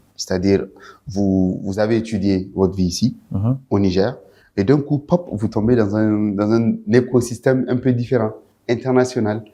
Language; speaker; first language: French; non-native, local second language; Hausa